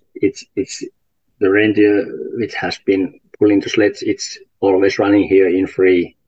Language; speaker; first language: English; non-native, learner; Finnish